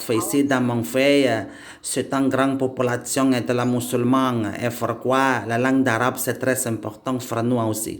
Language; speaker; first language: French; non-native, learner; Indonesian